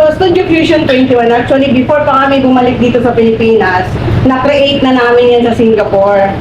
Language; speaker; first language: Filipino; native; Filipino